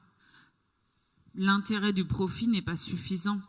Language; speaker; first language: French; native; French